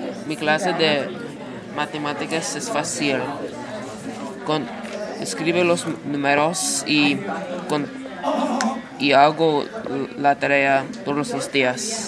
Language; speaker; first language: Spanish; non-native, learner; English